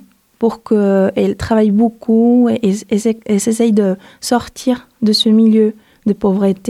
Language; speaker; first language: French; non-native, fluent; Spanish